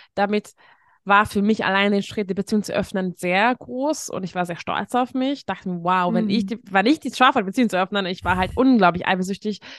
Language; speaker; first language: German; non-native, fluent; Hungarian